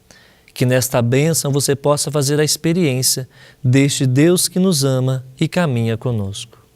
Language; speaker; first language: Portuguese; native; Portuguese